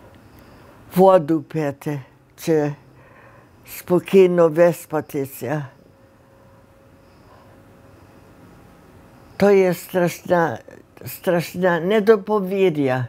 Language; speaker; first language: Ukrainian; early bilingual, heritage; Ukrainian